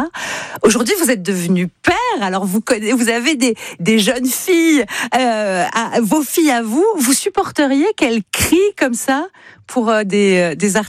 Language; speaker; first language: French; native; French